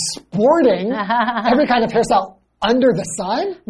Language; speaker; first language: English; native; English